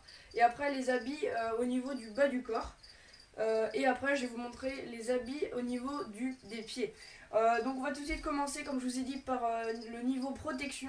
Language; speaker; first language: French; native; French